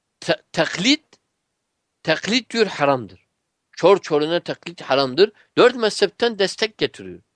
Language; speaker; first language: Turkish; non-native, fluent; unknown